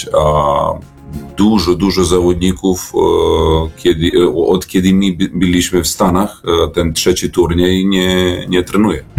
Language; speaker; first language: Polish; non-native, learner; Serbian